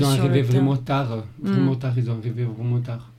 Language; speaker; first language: French; non-native, fluent; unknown